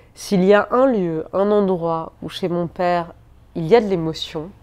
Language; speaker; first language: French; native; French